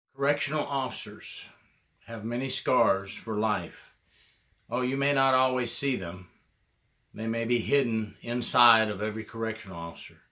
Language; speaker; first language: English; native; English